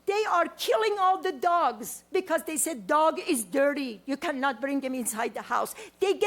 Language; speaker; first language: English; non-native, learner; Persian